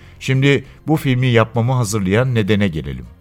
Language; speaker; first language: Turkish; native; Turkish